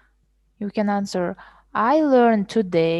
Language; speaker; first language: English; non-native, fluent; Kazakh